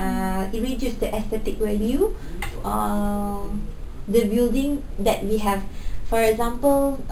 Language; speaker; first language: English; non-native, local second language; Malay